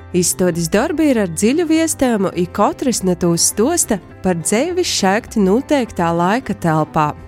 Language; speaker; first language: Latvian; native; Latvian